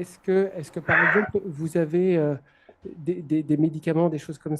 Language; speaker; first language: French; native; French